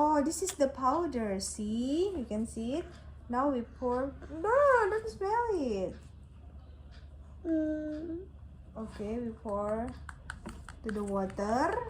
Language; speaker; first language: English; non-native, learner; Indonesian